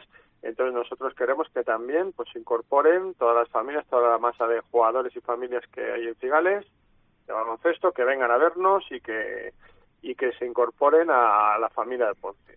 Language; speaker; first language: Spanish; native; Spanish